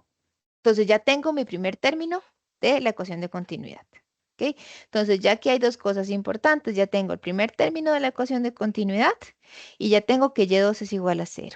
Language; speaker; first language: Spanish; native; Spanish